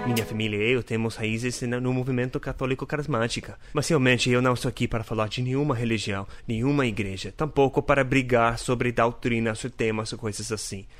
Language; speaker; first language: Portuguese; non-native, learner; English